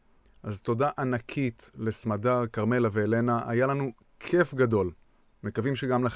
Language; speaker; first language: Hebrew; native; Hebrew